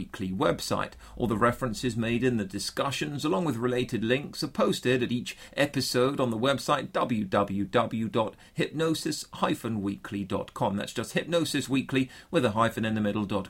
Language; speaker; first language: English; native; English